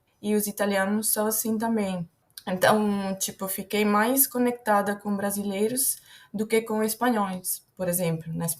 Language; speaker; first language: Portuguese; non-native, fluent; Italian